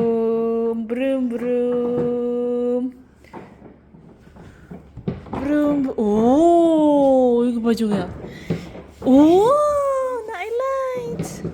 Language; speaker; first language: Korean; non-native, learner; Cebuano